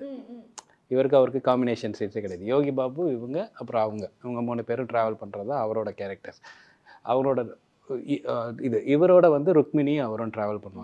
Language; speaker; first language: Tamil; native; Tamil